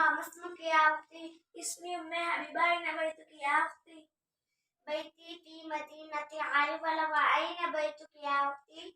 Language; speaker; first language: Arabic; non-native, learner; Urdu